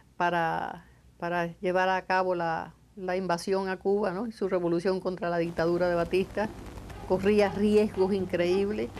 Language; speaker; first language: Spanish; native; Spanish